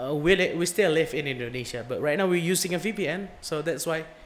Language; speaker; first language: English; non-native, learner; Indonesian